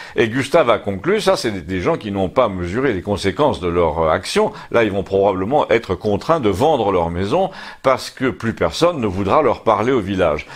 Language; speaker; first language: French; native; French